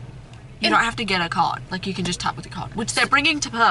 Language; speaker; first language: English; native; English